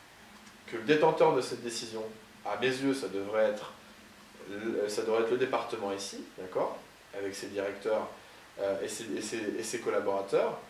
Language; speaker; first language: French; native; French